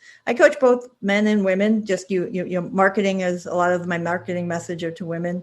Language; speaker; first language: English; native; English